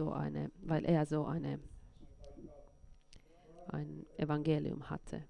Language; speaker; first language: German; non-native, fluent; Finnish